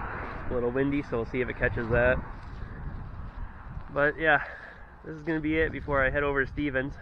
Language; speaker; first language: English; native; English